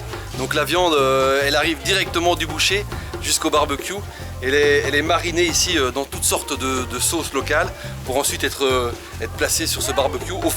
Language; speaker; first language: French; native; French